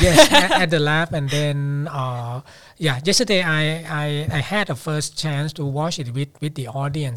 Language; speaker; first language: English; non-native, fluent; Thai